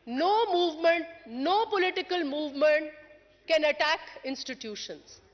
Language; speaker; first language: English; non-native, local second language; Urdu